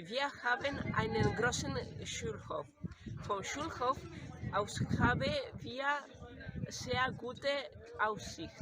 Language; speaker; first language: German; non-native, learner; Catalan